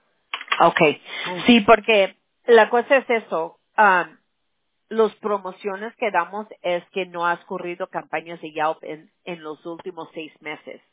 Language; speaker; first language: Spanish; early bilingual, heritage; Spanish